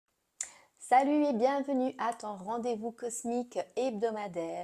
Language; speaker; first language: French; native; French